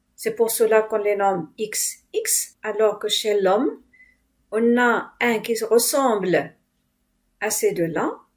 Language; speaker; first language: French; non-native, local second language; Arabic